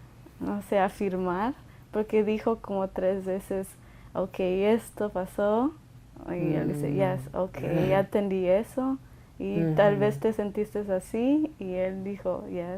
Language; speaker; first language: Spanish; early bilingual, other home language; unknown